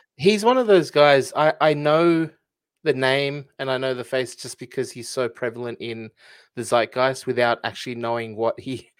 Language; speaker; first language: English; early bilingual, other home language; Filipino